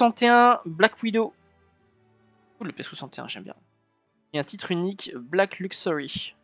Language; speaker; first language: French; native; French